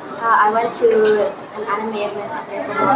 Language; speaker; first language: English; non-native, learner; Indonesian